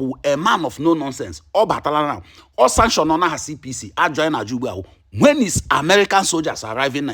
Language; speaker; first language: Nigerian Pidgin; non-native, local second language; Igbo